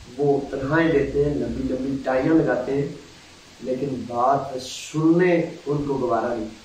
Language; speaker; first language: Urdu; non-native, local second language; Punjabi